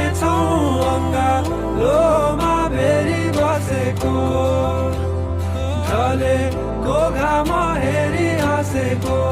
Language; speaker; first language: Hindi; non-native, local second language; Nepali